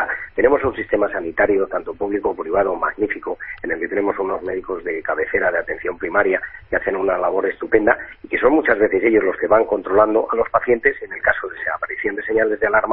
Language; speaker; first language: Spanish; native; Spanish